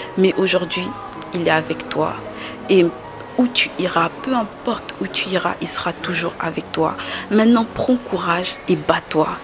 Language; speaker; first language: French; early bilingual, other home language; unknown